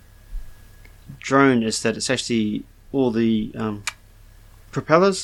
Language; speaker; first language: English; native; English